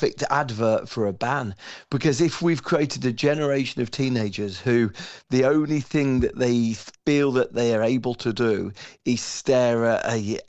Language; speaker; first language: English; native; English